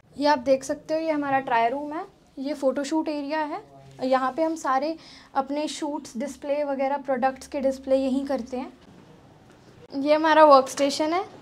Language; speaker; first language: Hindi; non-native, local second language; Punjabi